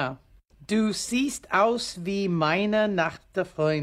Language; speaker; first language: German; non-native, learner; English